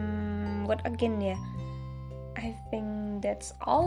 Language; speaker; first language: English; non-native, learner; Indonesian